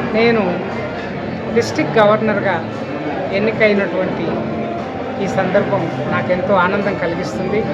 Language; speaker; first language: Telugu; native; Telugu